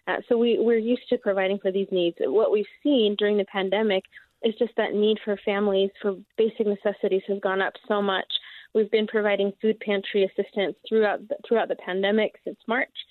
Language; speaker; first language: English; native; English